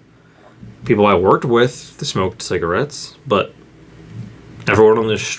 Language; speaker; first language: English; native; English